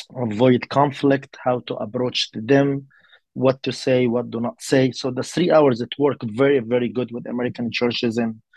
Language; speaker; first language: English; non-native, learner; Arabic